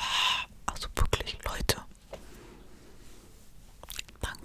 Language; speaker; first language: German; non-native, fluent; Estonian